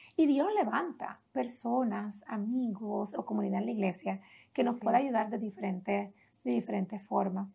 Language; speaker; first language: Spanish; native; Spanish